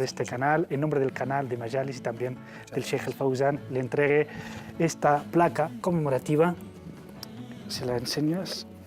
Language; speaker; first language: Spanish; native; Spanish